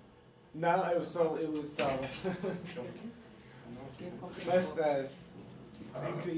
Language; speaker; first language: Portuguese; non-native, fluent; English